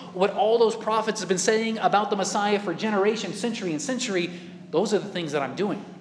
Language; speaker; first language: English; native; English